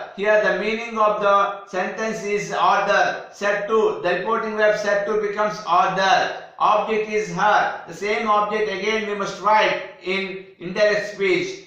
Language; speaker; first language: English; non-native, local second language; Telugu